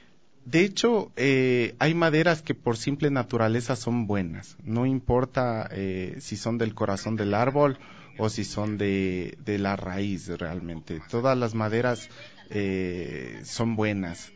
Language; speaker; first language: Spanish; native; Spanish